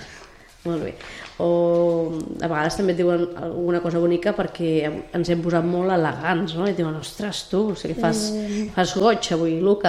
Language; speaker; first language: Catalan; native; Catalan